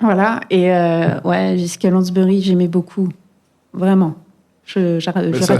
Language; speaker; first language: French; native; French